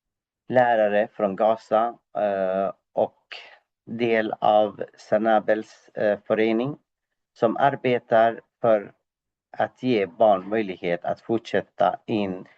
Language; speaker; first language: Swedish; non-native, fluent; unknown